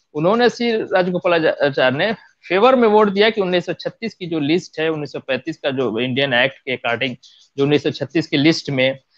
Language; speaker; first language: Hindi; non-native, local second language; Bhojpuri